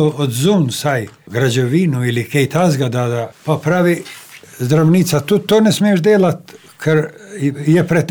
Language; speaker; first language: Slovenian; non-native, fluent; Albanian